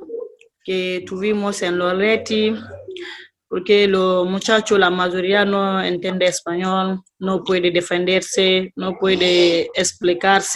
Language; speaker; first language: Spanish; non-native, learner; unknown